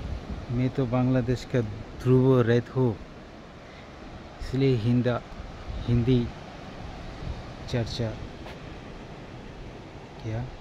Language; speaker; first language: Hindi; non-native, learner; Bangla